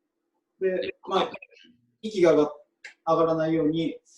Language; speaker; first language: Japanese; native; Japanese